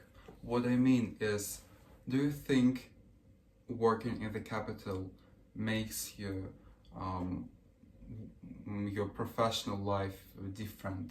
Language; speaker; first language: English; early bilingual, other home language; Russian